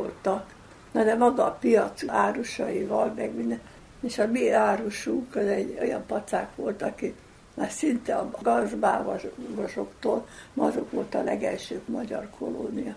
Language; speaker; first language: Hungarian; native; Hungarian